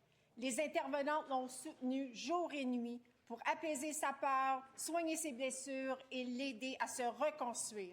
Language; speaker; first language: French; native; French